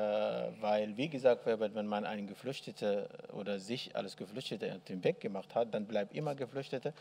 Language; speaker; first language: German; non-native, learner; Arabic